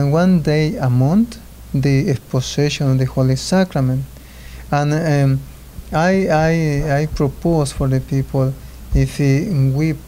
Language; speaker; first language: English; non-native, learner; Spanish